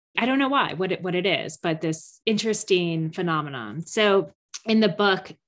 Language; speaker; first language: English; native; English